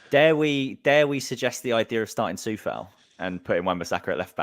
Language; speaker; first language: English; native; English